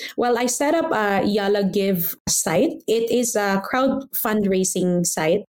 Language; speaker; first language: English; non-native, local second language; Aklanon